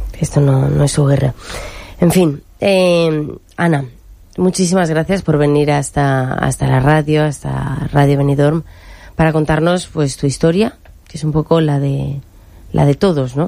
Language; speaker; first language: Spanish; native; Spanish